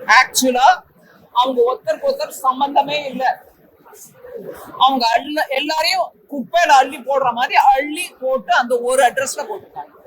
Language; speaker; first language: Tamil; native; Tamil